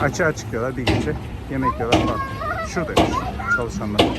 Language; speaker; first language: Turkish; native; Turkish